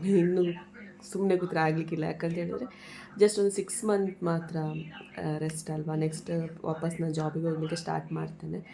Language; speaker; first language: Kannada; non-native, local second language; Tulu